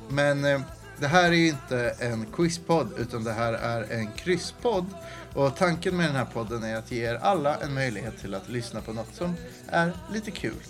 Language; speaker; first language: Swedish; native; Swedish